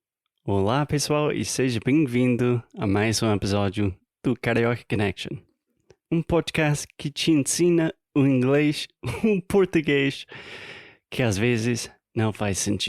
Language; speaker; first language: Portuguese; non-native, fluent; English